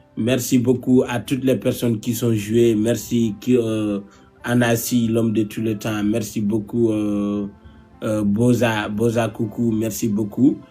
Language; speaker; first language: French; non-native, local second language; Wolof